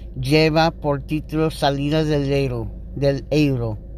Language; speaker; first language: Spanish; non-native, learner; English